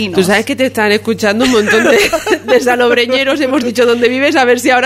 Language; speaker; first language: Spanish; native; Spanish